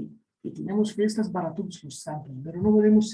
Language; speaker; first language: Spanish; non-native, fluent; Arabic